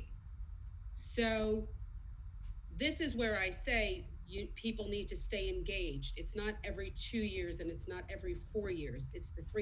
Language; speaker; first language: English; native; English